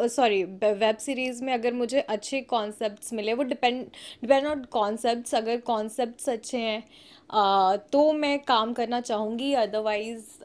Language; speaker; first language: Hindi; native; Hindi